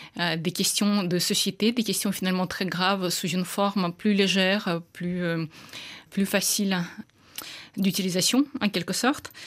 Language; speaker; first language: French; non-native, fluent; Russian